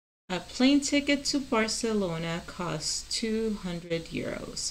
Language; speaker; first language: English; non-native, fluent; Spanish